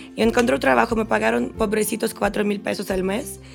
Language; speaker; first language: Spanish; non-native, fluent; Russian